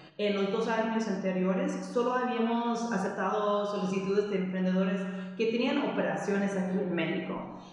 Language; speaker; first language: Spanish; non-native, fluent; English